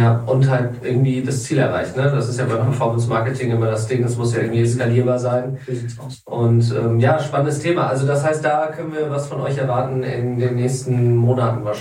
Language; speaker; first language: German; native; German